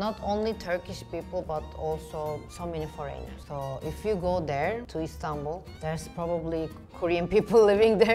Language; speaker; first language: English; non-native, fluent; Turkish